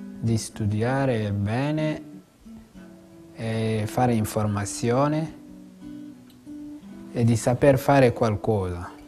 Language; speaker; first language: Italian; non-native, fluent; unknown